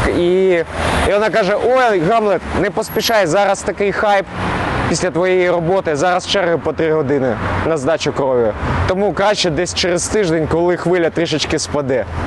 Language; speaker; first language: Ukrainian; non-native, local second language; Russian